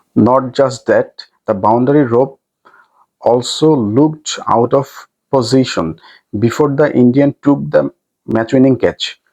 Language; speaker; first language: English; non-native, local second language; Bangla